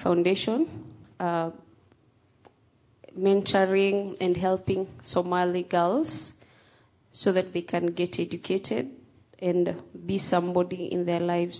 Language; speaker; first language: English; non-native, local second language; Somali